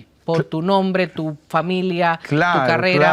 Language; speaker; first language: Spanish; native; Spanish